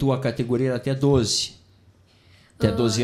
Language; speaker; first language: Portuguese; native; Portuguese